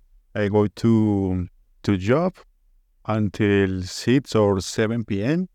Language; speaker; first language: English; non-native, learner; Spanish